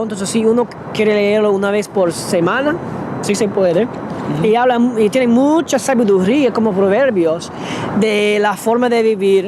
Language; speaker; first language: Spanish; non-native, fluent; English